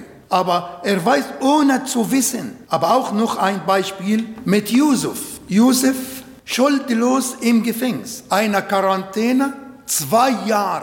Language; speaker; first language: German; non-native, learner; Arabic